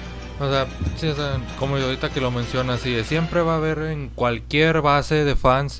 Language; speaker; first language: Spanish; native; Spanish